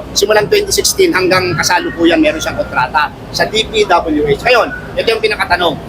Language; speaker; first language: Filipino; native; Filipino